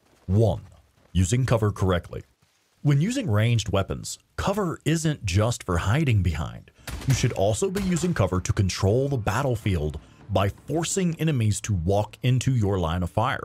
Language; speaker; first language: English; native; English